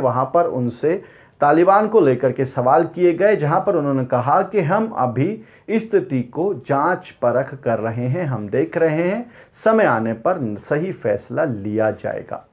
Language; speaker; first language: Hindi; native; Hindi